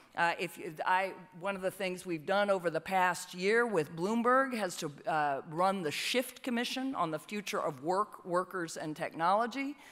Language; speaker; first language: English; native; English